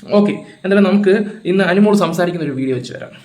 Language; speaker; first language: Malayalam; native; Malayalam